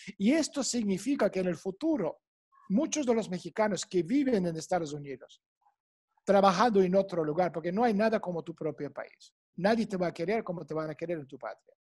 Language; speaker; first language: Spanish; non-native, fluent; Russian